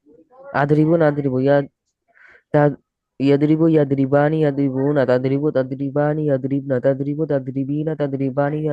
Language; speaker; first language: Arabic; non-native, learner; Bangla